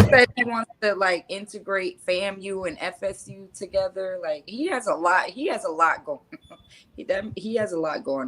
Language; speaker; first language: English; native; English